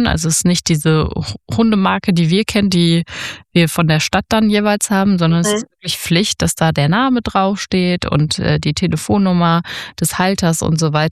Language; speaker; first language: German; native; German